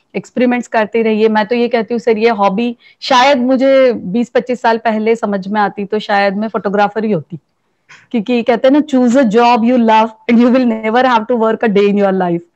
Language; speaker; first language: Hindi; native; Hindi